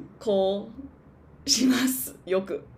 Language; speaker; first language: Japanese; non-native, learner; English